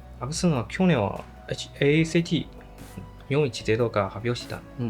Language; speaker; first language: Japanese; non-native, learner; Chinese